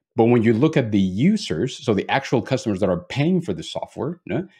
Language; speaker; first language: English; non-native, fluent; Spanish